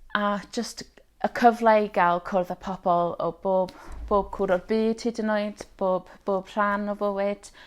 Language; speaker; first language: Welsh; native; Welsh